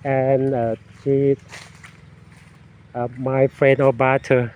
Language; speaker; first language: English; non-native, learner; Thai